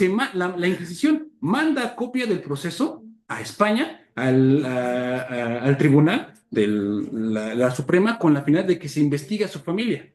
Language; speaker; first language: Spanish; native; Spanish